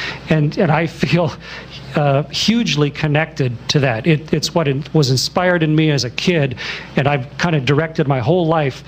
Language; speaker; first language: English; native; English